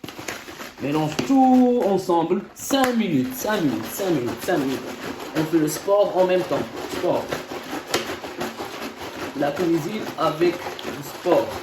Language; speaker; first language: French; non-native, local second language; Arabic